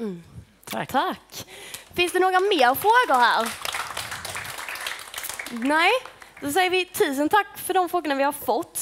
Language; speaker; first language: Swedish; native; Swedish